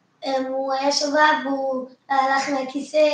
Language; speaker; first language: Hebrew; early bilingual, other home language; French